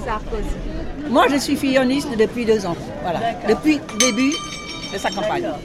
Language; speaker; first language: French; non-native, fluent; Vietnamese